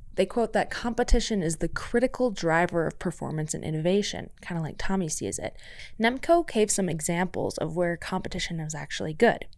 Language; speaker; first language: English; native; English